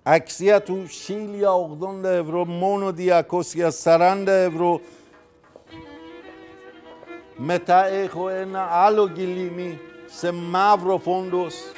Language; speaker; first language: Greek; non-native, fluent; Persian